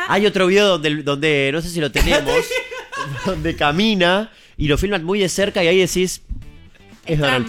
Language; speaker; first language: Spanish; native; Spanish